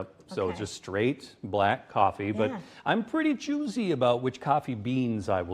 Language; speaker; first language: English; native; English